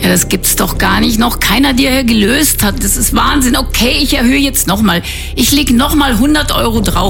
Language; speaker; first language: German; native; German